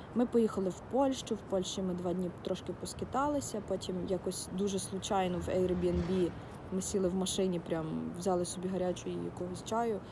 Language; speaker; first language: Ukrainian; non-native, local second language; Russian